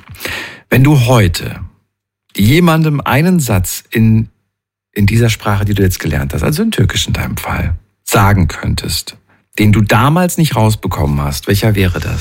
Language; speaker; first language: German; native; German